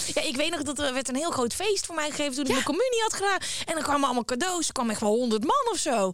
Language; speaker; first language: Dutch; native; Dutch